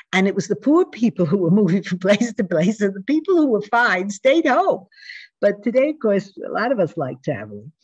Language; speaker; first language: English; native; English